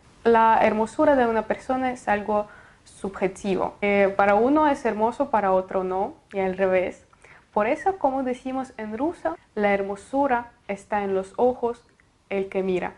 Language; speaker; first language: Spanish; non-native, fluent; Russian